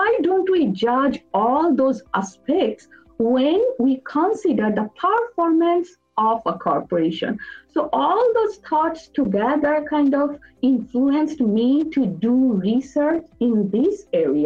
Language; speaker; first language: English; non-native, local second language; Bangla